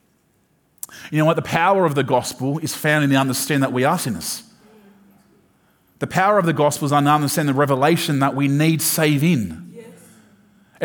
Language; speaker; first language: English; native; English